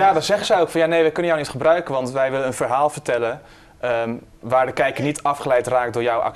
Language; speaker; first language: Dutch; native; Dutch